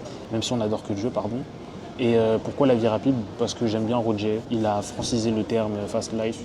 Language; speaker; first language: French; native; French